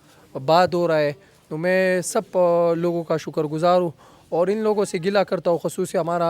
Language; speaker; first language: Hindi; non-native, local second language; Pashto